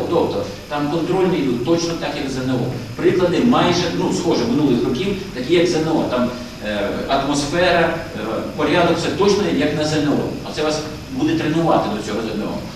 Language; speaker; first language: Ukrainian; native; Ukrainian